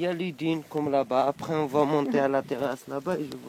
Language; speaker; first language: French; non-native, local second language; Arabic